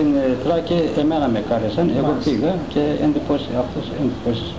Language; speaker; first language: Greek; non-native, local second language; Turkish